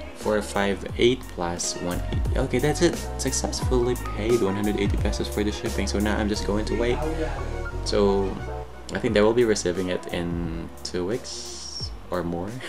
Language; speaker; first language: English; non-native, local second language; Pampanga